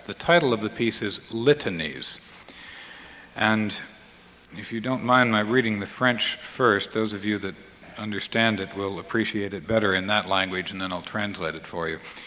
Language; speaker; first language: English; native; English